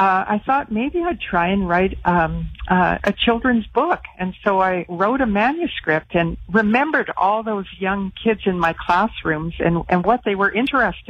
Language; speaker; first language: English; native; English